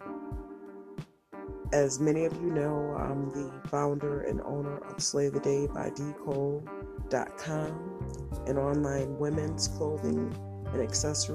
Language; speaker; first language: English; native; English